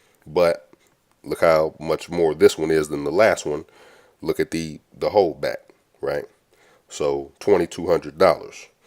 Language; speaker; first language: English; native; English